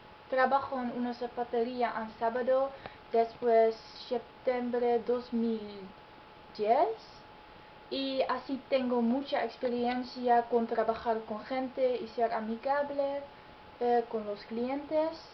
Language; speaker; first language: Spanish; non-native, learner; Dutch